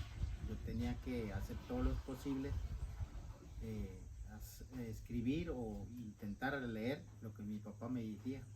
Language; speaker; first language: Spanish; non-native, local second language; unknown